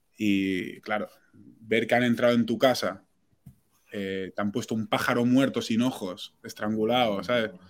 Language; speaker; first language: Spanish; non-native, local second language; Catalan